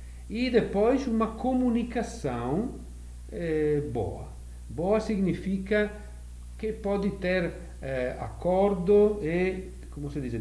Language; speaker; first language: Portuguese; non-native, fluent; Italian